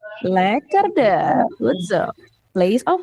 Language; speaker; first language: Dutch; non-native, fluent; Indonesian